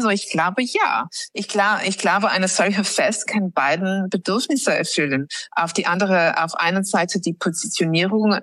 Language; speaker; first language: German; non-native, fluent; English